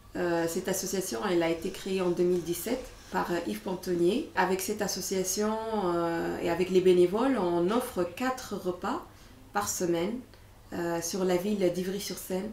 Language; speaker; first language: French; non-native, local second language; Arabic